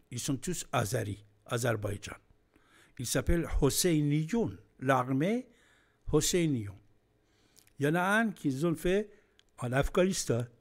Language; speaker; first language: French; non-native, fluent; Persian